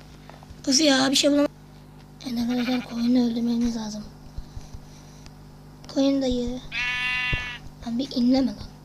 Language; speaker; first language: Turkish; native; Turkish